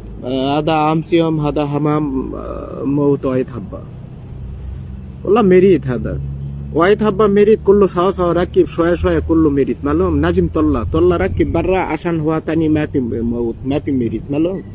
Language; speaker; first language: Arabic; non-native, learner; Bangla